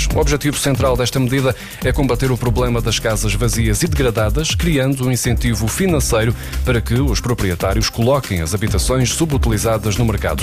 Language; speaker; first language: Portuguese; native; Portuguese